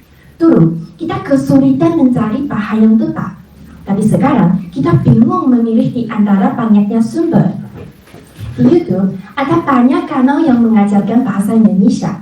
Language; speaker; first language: Indonesian; non-native, fluent; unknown